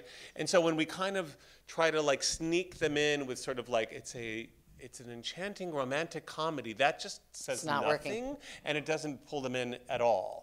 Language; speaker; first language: English; native; English